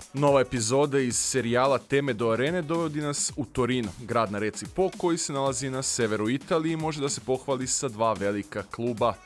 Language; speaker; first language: Serbian; native; Serbian